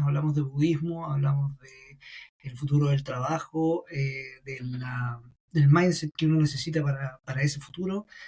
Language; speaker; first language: Spanish; native; Spanish